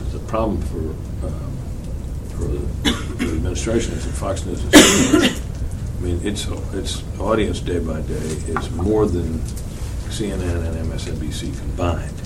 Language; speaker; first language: English; native; English